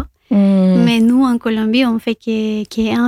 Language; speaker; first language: French; non-native, fluent; Spanish